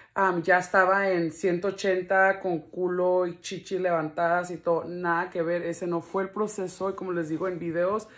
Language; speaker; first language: Spanish; early bilingual, heritage; Spanish